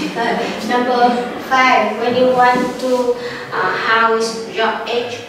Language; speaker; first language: English; non-native, learner; Vietnamese